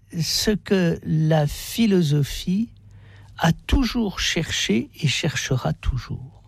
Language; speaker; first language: French; native; French